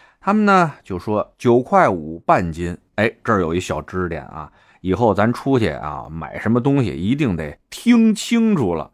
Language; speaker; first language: Chinese; native; Chinese